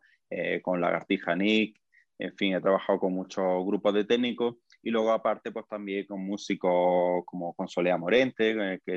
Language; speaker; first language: Spanish; native; Spanish